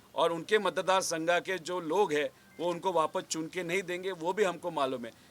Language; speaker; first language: Hindi; non-native, local second language; Marathi